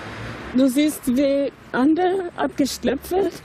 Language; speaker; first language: German; non-native, fluent; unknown